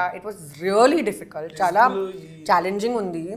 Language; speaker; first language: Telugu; non-native, local second language; Hindi